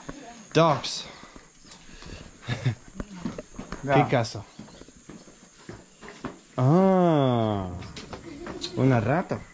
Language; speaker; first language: Spanish; non-native, learner; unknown